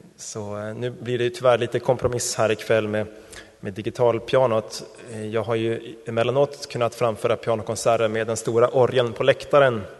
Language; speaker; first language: Swedish; native; Swedish